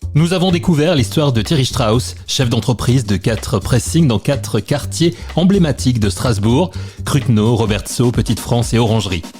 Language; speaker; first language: French; native; French